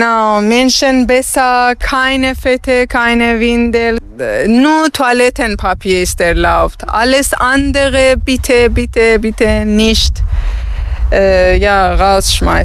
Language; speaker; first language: German; non-native, learner; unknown